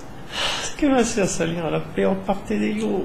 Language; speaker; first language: Spanish; non-native, learner; French